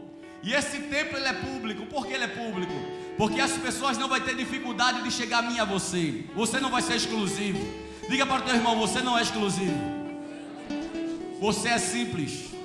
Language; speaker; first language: Portuguese; native; Portuguese